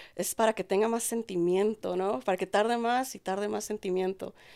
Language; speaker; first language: Spanish; native; Spanish